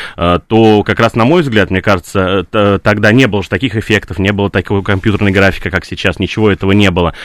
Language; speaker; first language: Russian; native; Russian